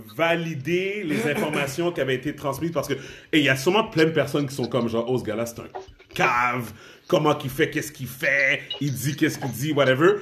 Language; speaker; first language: French; native; French